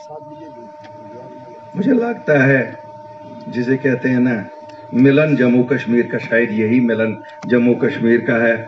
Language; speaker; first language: Hindi; non-native, local second language; Kashmiri